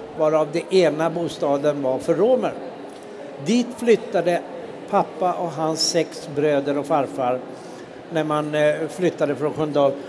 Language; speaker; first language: Swedish; native; Swedish